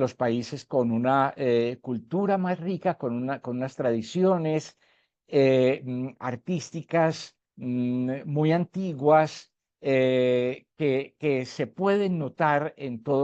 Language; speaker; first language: Spanish; native; Spanish